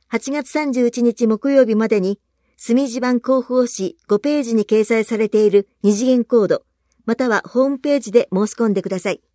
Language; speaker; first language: Japanese; native; Japanese